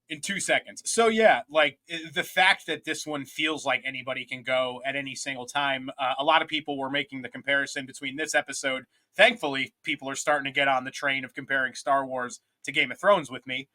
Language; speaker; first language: English; native; English